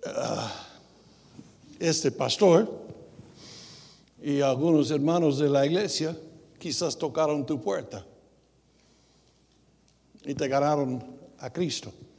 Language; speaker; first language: Spanish; non-native, fluent; English